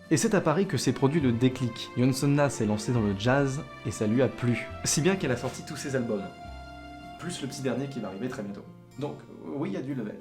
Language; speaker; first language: French; native; French